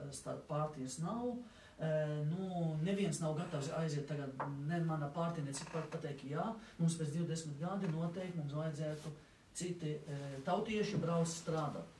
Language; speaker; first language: Latvian; non-native, fluent; Arabic